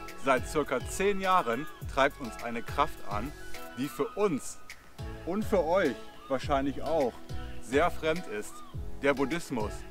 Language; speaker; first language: German; native; German